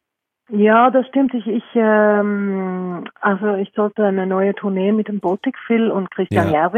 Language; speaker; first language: German; non-native, fluent; Norwegian